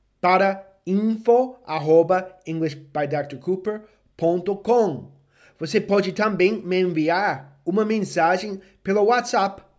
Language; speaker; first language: Portuguese; non-native, fluent; English